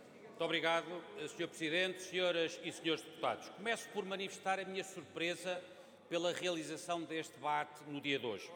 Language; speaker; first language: Portuguese; native; Portuguese